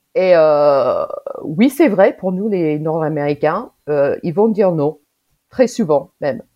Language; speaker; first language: French; non-native, fluent; English